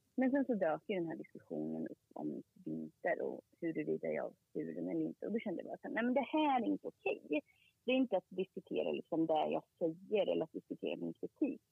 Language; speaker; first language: Swedish; early bilingual, other home language; Korean